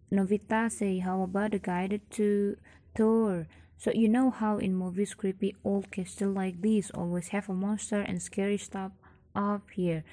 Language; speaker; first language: English; non-native, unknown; Indonesian